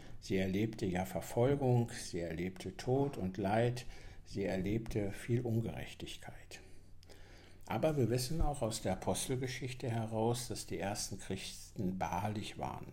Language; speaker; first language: German; native; German